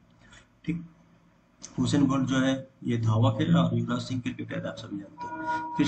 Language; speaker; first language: Hindi; native; Hindi